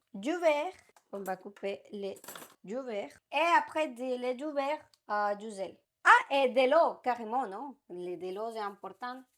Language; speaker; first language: French; non-native, learner; Spanish